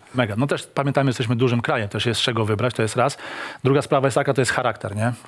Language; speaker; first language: Polish; native; Polish